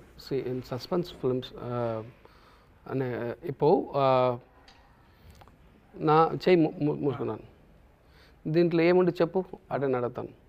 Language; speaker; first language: Telugu; non-native, local second language; Tamil